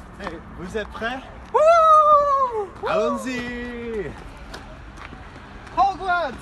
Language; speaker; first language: French; non-native, learner; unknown